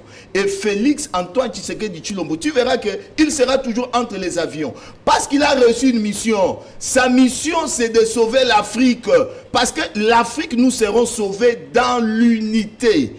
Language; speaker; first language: French; non-native, local second language; Lingala